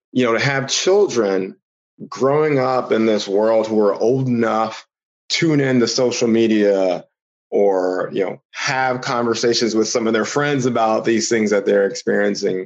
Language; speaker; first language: English; native; English